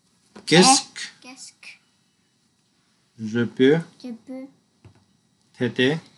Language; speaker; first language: French; non-native, learner; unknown